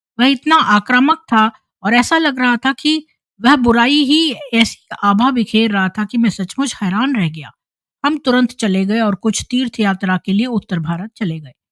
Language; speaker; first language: Hindi; native; Hindi